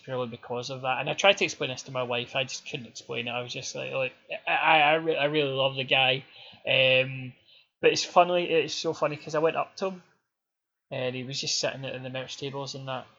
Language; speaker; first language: English; native; English